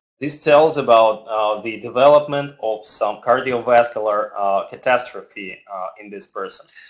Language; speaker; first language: English; non-native, fluent; Russian